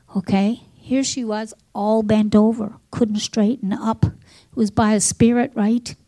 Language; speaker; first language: English; native; English